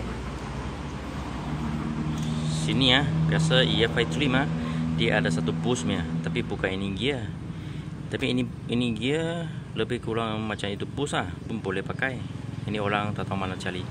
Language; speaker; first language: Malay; non-native, local second language; Chinese